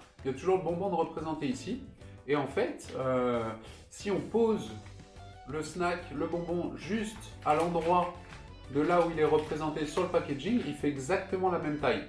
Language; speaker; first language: French; native; French